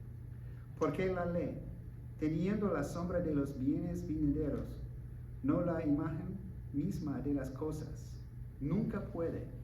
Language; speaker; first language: Spanish; non-native, learner; English